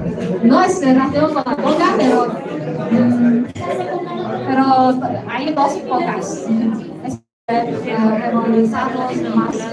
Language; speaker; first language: Spanish; non-native, learner; Chinese